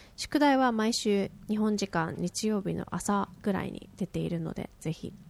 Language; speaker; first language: Japanese; native; Japanese